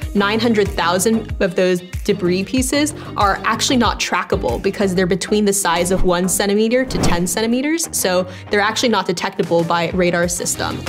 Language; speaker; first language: English; native; English